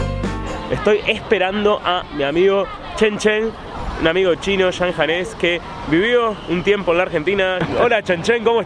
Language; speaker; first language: Spanish; native; Spanish